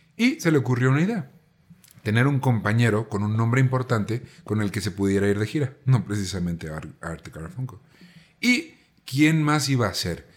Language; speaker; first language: Spanish; native; Spanish